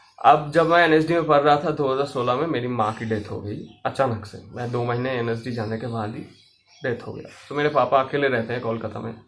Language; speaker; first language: Hindi; non-native, local second language; Bangla